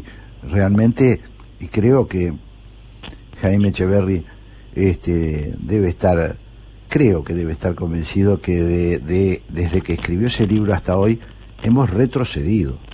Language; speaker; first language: Spanish; native; Spanish